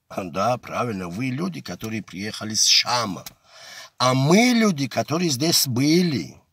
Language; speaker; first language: Russian; non-native, local second language; Avaric